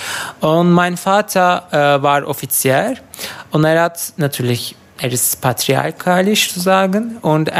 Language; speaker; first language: German; non-native, learner; Turkish